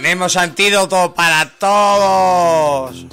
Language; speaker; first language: Spanish; native; Spanish